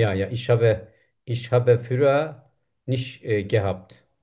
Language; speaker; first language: German; non-native, learner; Turkish